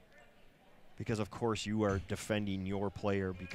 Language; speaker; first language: English; native; English